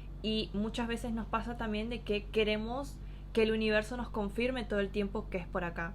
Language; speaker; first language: Spanish; native; Spanish